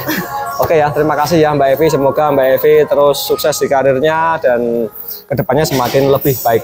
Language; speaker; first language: Indonesian; native; Indonesian